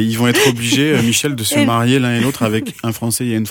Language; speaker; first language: French; native; French